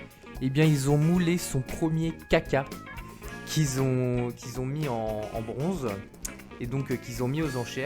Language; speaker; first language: French; native; French